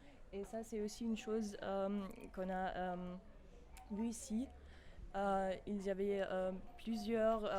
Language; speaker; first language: French; non-native, fluent; German